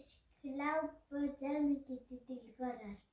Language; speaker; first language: Mongolian; early bilingual, heritage; Mongolian